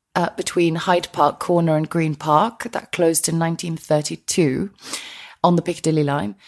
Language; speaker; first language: English; non-native, fluent; Icelandic